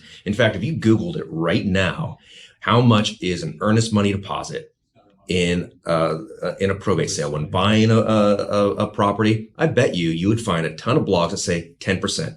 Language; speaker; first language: English; native; English